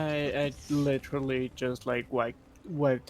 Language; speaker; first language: English; native; English